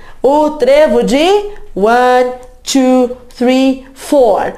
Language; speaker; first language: English; non-native, fluent; Portuguese